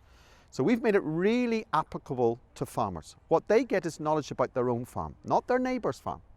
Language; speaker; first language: English; native; English